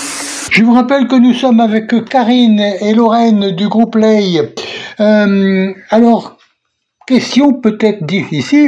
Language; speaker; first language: French; native; French